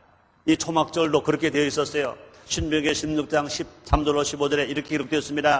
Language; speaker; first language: Korean; native; Korean